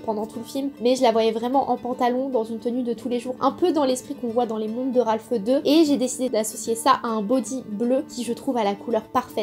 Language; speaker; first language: French; native; French